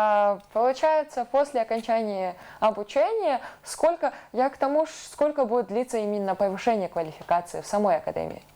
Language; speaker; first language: Russian; native; Russian